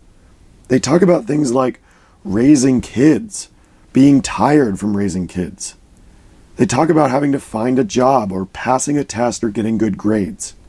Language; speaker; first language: English; native; English